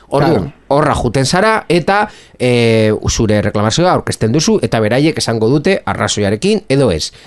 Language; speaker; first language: Basque; non-native, local second language; Spanish